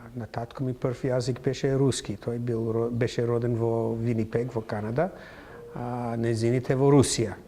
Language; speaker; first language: Macedonian; non-native, fluent; English